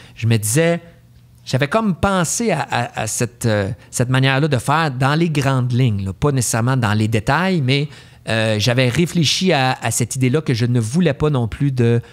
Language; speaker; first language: French; native; French